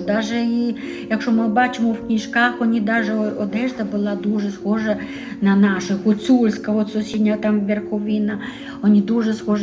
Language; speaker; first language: Ukrainian; non-native, local second language; Romanian